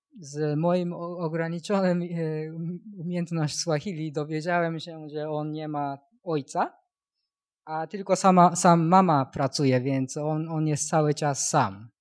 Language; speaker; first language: Polish; non-native, learner; Japanese